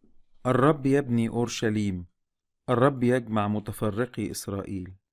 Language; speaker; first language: Arabic; native; Arabic